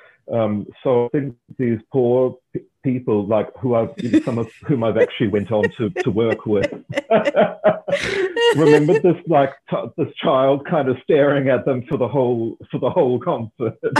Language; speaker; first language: English; native; English